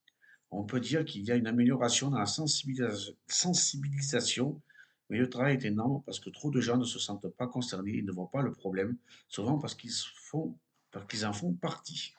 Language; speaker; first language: French; native; French